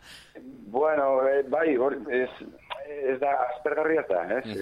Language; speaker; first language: Basque; non-native, local second language; Spanish